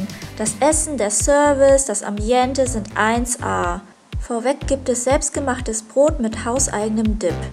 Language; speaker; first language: German; native; German